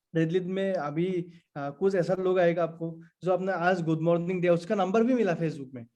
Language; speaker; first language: Hindi; non-native, local second language; Assamese